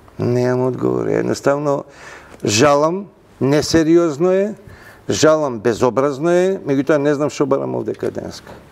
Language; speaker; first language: Macedonian; non-native, local second language; Albanian